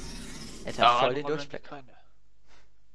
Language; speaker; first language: German; native; German